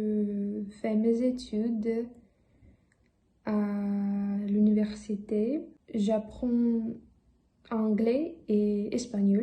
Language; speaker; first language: French; non-native, learner; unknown